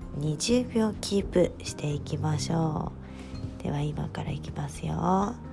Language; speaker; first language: Japanese; native; Japanese